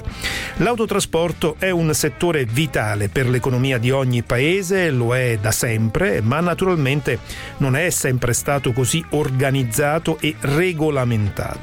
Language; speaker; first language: Italian; native; Italian